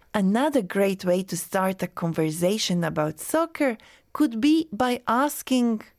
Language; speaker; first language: English; non-native, fluent; Croatian